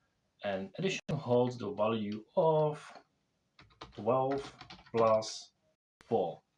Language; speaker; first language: English; non-native, fluent; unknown